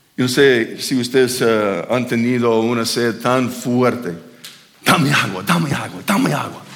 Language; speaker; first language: Spanish; non-native, fluent; English